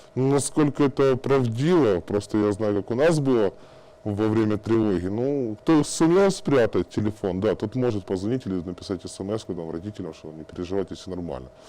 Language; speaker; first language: Russian; native; Russian